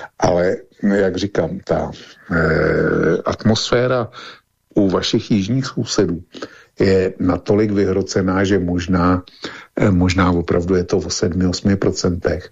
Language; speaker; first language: Czech; native; Czech